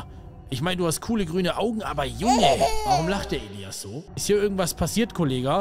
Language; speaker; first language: German; native; German